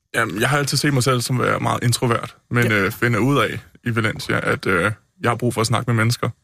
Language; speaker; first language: Danish; native; Danish